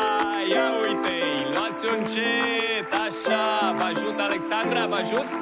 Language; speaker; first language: Romanian; native; Romanian